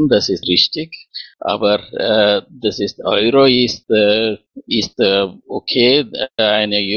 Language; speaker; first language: German; non-native, learner; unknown